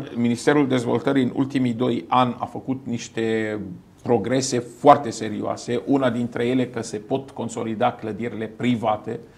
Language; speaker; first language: Romanian; non-native, fluent; Arabic